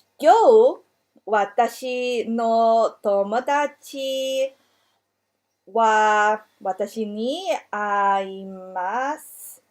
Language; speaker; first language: Japanese; non-native, learner; English